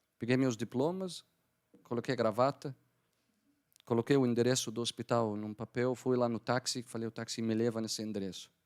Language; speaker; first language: Portuguese; non-native, fluent; Arabic